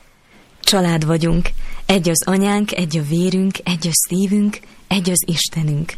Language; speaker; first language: Hungarian; native; Hungarian